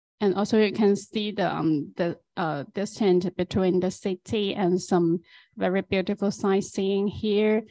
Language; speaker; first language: English; non-native, fluent; Chinese